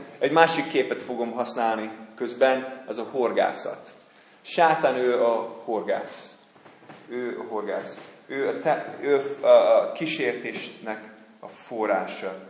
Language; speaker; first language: Hungarian; non-native, fluent; English